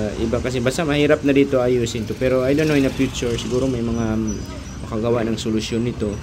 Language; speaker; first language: Filipino; non-native, local second language; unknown